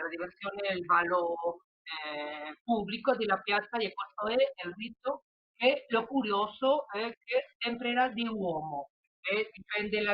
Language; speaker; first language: Italian; non-native, learner; Spanish